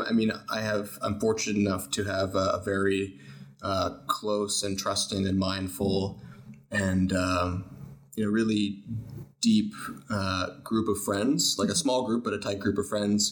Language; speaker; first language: English; native; English